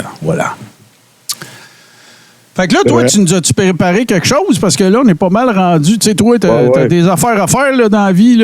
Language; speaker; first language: French; native; French